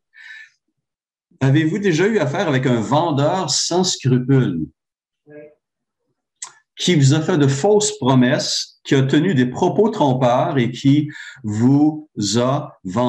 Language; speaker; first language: French; native; French